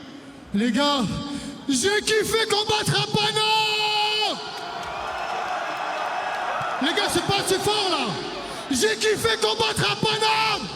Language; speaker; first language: French; native; French